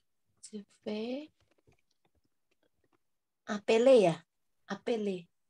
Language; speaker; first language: French; non-native, learner; Indonesian